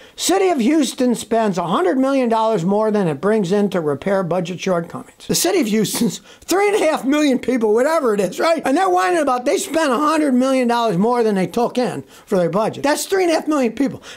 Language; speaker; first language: English; native; English